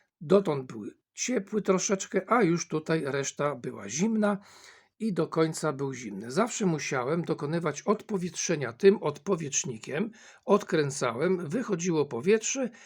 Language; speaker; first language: Polish; native; Polish